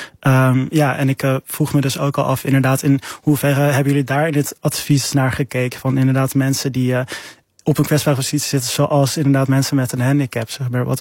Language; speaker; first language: Dutch; native; Dutch